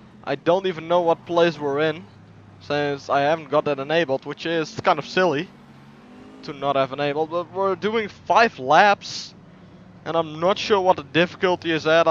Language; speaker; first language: English; non-native, fluent; Dutch